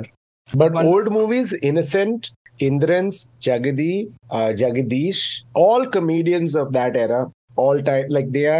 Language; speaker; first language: English; non-native, local second language; Malayalam